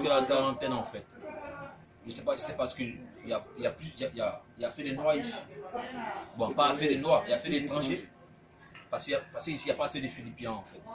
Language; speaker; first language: French; native; French